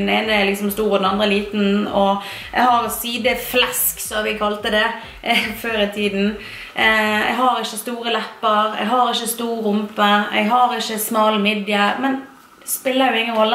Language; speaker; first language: Norwegian; native; Norwegian